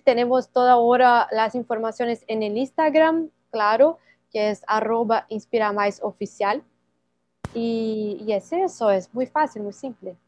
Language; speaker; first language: Spanish; non-native, learner; Portuguese